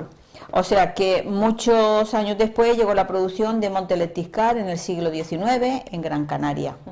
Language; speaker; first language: Spanish; native; Spanish